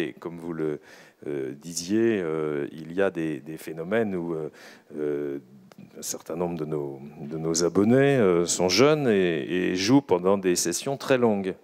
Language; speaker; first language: French; native; French